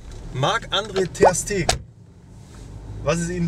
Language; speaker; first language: German; native; German